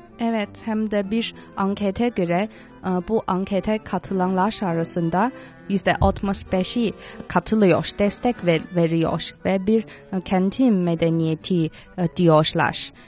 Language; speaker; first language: Turkish; non-native, fluent; Chinese